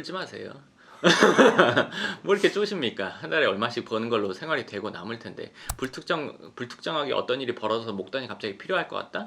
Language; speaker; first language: Korean; native; Korean